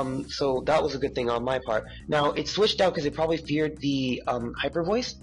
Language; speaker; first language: English; native; English